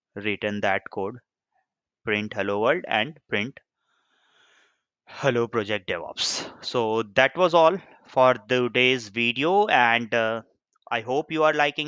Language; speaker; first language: English; non-native, local second language; Hindi